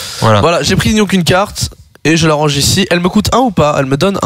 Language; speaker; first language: French; native; French